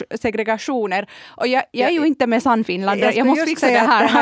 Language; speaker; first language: Swedish; non-native, fluent; Kurdish